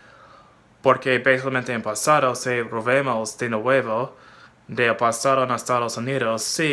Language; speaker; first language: Spanish; non-native, fluent; English